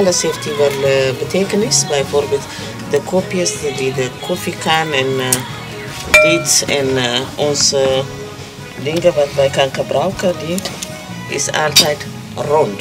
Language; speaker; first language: Dutch; non-native, learner; Amharic